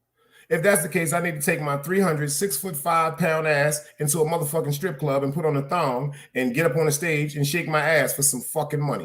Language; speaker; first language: English; native; English